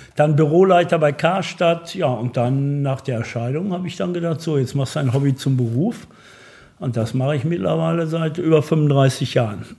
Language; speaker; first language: German; native; German